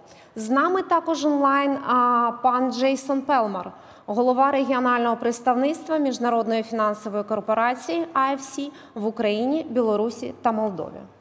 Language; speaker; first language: Ukrainian; native; Ukrainian